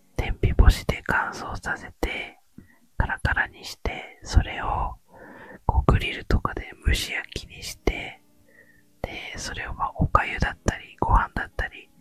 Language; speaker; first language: Japanese; native; Japanese